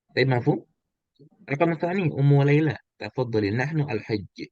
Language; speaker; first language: Arabic; non-native, fluent; Indonesian